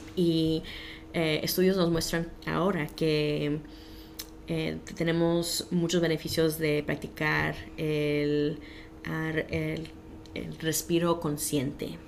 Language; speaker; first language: Spanish; early bilingual, heritage; Spanish